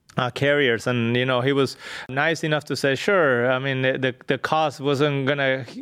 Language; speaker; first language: English; non-native, fluent; Spanish